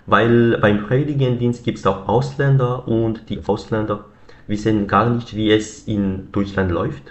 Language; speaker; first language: German; non-native, learner; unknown